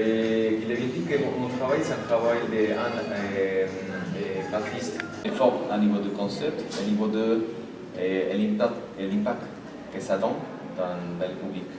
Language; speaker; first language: French; non-native, fluent; Spanish